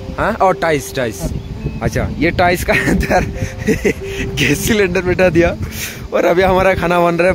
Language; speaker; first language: Hindi; non-native, local second language; Bangla